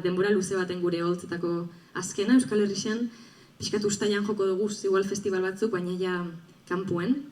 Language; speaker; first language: Basque; native; Basque